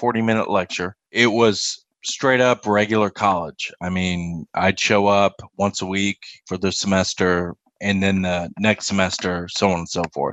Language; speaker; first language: English; native; English